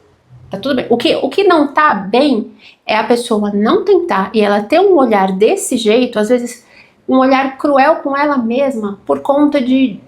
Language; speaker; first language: Portuguese; native; Portuguese